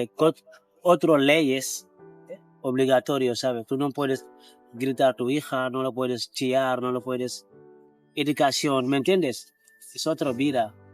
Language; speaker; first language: Spanish; non-native, fluent; Wolof